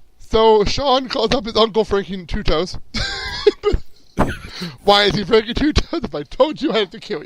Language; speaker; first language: English; native; English